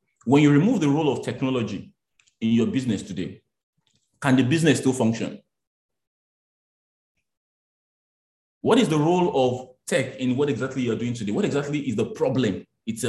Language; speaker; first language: English; non-native, local second language; Yoruba